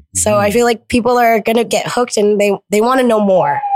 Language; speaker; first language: English; early bilingual, other home language; Filipino